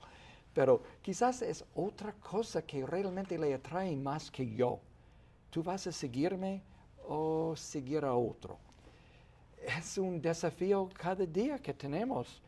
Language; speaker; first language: Spanish; non-native, fluent; English